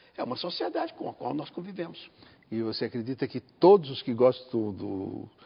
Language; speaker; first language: Portuguese; native; Portuguese